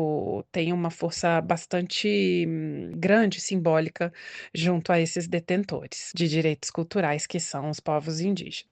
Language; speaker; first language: Portuguese; native; Portuguese